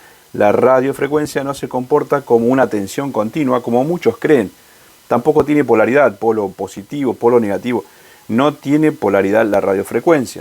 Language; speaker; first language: Spanish; native; Spanish